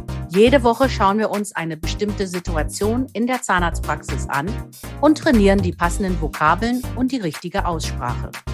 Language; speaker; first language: German; native; German